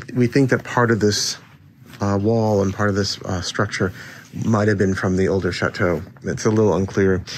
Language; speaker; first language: English; native; English